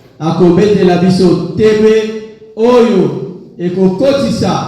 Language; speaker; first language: Lingala; native; Lingala